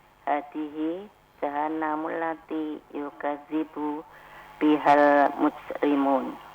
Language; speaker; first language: Arabic; non-native, learner; Indonesian